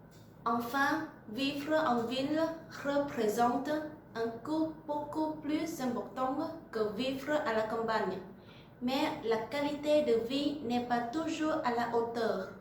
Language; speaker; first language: French; non-native, learner; Vietnamese